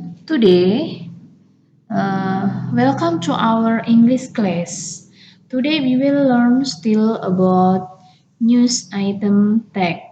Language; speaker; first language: English; non-native, learner; Indonesian